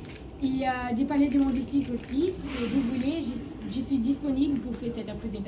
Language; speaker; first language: French; non-native, learner; Portuguese